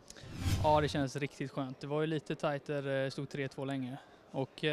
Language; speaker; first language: Swedish; native; Swedish